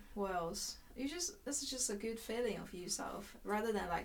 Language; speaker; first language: English; non-native, fluent; Chinese